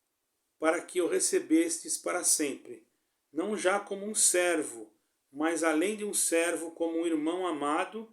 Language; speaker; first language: Portuguese; native; Portuguese